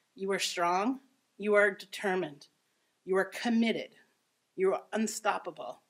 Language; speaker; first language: English; native; English